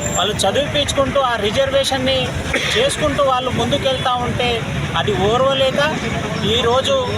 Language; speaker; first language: Telugu; non-native, local second language; Lambadi